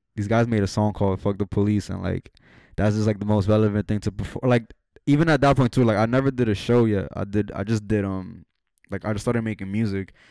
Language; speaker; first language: English; native; English